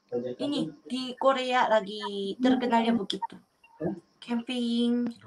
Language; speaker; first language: Indonesian; non-native, fluent; Korean